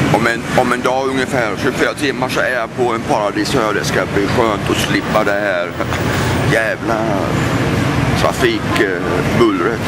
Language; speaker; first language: Swedish; native; Swedish